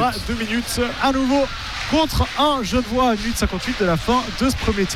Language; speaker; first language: French; native; French